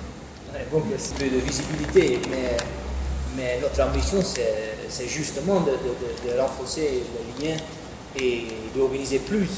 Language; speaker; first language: French; non-native, fluent; Dutch